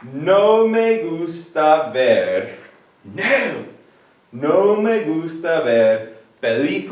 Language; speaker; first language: Spanish; non-native, fluent; English